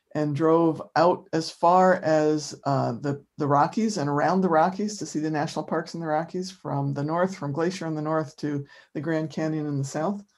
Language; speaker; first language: English; native; English